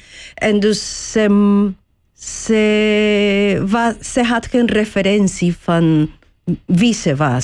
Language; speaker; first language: Dutch; non-native, learner; Spanish